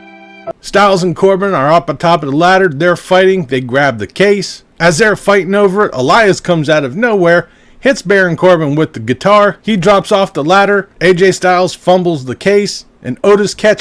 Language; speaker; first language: English; native; English